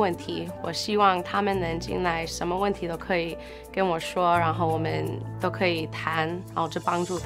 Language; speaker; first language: Chinese; early bilingual, heritage; English